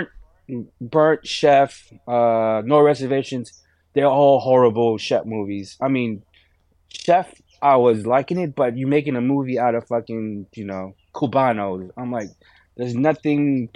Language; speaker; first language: English; non-native, local second language; Filipino